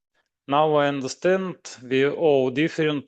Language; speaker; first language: English; non-native, learner; Russian